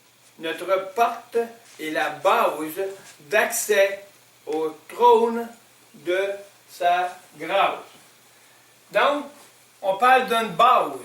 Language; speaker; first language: French; native; French